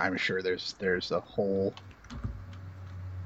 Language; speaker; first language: English; native; English